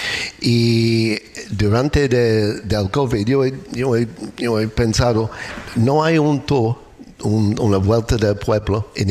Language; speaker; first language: Spanish; non-native, learner; English